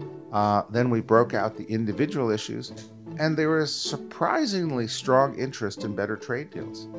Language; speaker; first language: English; native; English